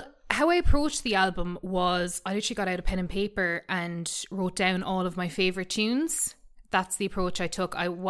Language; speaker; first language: English; native; English